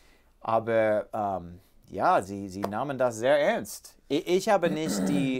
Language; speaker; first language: German; non-native, learner; English